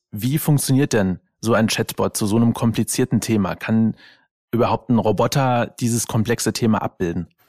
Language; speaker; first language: German; native; German